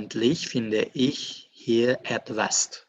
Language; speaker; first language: German; non-native, fluent; Indonesian